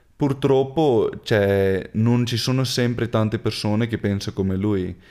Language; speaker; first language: Italian; non-native, fluent; Afrikaans